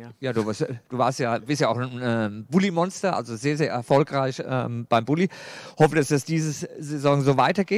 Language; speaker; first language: German; native; German